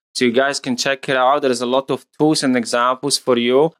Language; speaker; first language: English; non-native, fluent; Polish